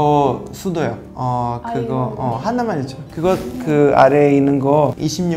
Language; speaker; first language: Korean; non-native, learner; Portuguese